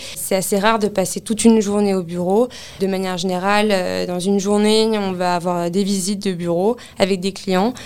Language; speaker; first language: French; native; French